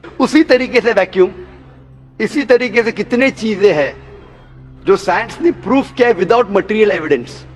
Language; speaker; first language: Hindi; non-native, local second language; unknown